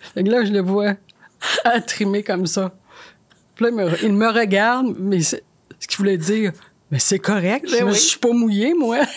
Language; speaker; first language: French; native; French